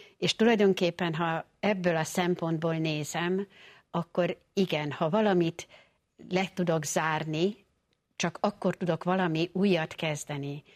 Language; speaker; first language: Hungarian; native; Hungarian